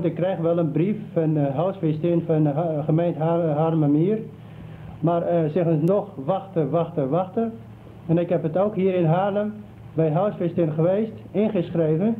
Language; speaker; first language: Dutch; non-native, learner; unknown